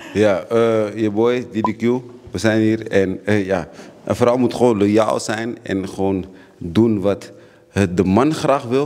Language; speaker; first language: Dutch; native; Dutch